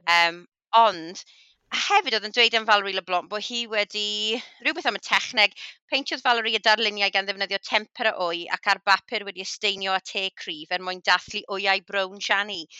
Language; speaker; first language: Welsh; native; Welsh